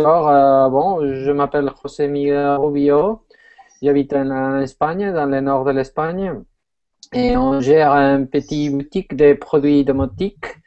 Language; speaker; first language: French; non-native, fluent; Spanish